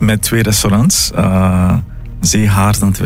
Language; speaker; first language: Dutch; non-native, fluent; Portuguese